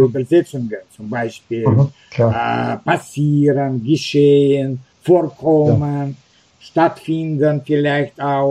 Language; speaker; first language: German; non-native, fluent; Russian